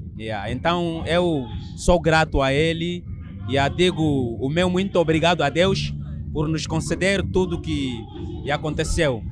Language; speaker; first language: Portuguese; non-native, fluent; Lingala